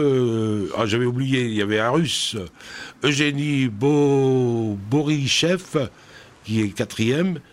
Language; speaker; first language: French; native; French